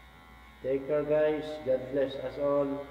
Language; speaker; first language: English; non-native, local second language; Filipino